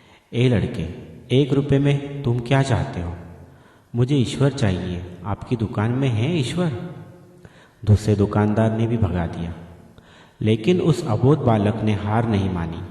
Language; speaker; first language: Hindi; native; Hindi